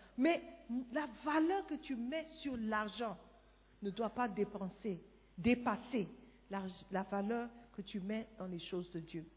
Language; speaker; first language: French; non-native, fluent; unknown